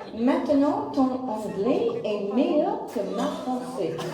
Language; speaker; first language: French; non-native, learner; English